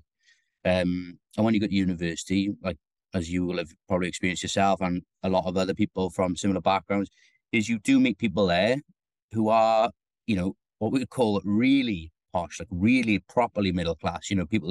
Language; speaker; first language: English; native; English